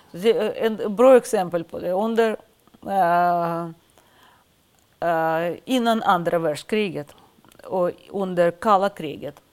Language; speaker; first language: Swedish; non-native, fluent; Russian